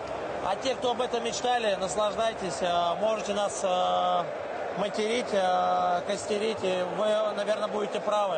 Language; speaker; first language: Russian; native; Russian